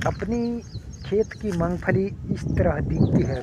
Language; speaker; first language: Hindi; non-native, local second language; Gujarati